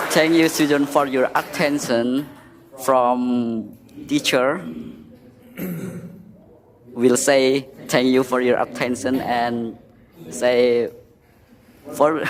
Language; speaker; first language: English; non-native, learner; Indonesian